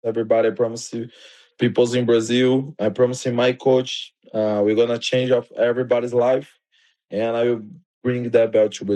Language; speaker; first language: English; non-native, learner; Portuguese